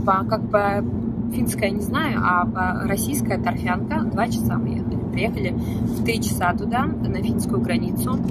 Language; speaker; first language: Russian; native; Russian